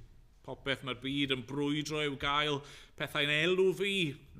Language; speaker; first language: Welsh; native; Welsh